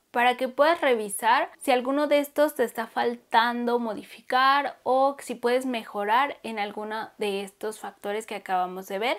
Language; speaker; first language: Spanish; native; Spanish